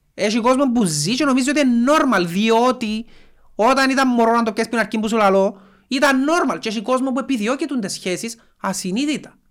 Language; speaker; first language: Greek; native; Greek